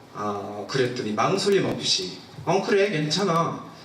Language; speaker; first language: Korean; non-native, fluent; English